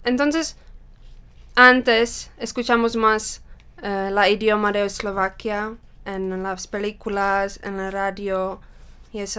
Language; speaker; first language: Spanish; non-native, learner; Czech